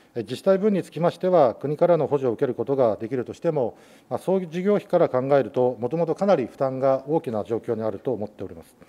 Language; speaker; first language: Japanese; native; Japanese